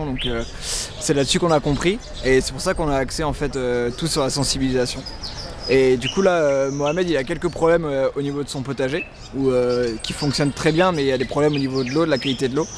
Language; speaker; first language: French; native; French